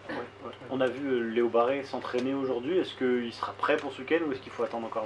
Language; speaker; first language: French; native; French